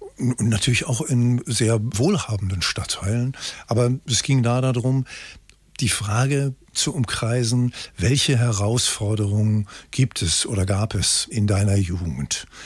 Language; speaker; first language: German; native; German